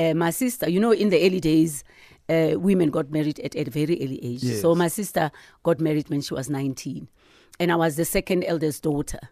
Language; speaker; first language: English; non-native, local second language; Southern Sotho